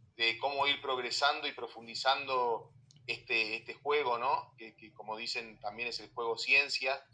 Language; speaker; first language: Spanish; native; Spanish